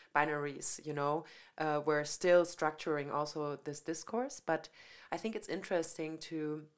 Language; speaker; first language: English; non-native, fluent; German